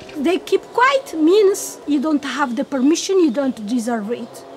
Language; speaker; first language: English; non-native, fluent; Tigrinya